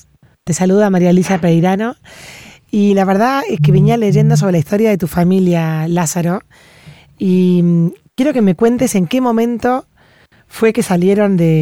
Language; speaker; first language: Spanish; native; Spanish